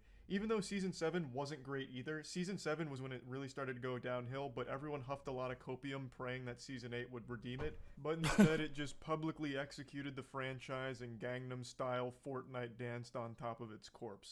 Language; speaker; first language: English; native; English